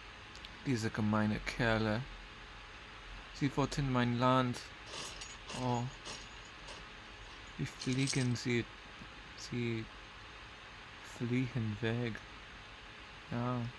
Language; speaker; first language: German; non-native, learner; English